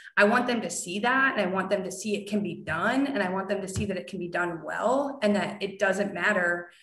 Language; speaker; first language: English; native; English